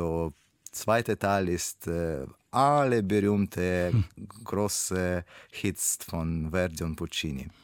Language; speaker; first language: German; non-native, learner; Russian